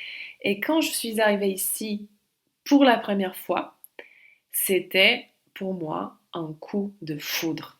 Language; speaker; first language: French; non-native, fluent; Slovak